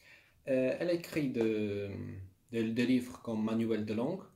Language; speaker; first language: French; non-native, learner; Polish